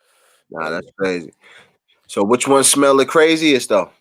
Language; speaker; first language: English; native; English